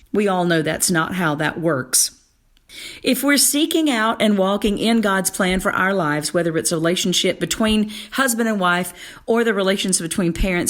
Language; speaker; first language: English; native; English